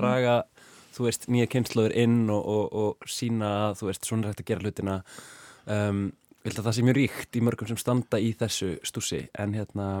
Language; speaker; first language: Icelandic; native; Icelandic